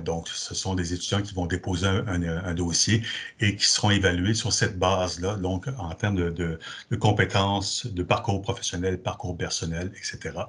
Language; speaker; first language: French; native; French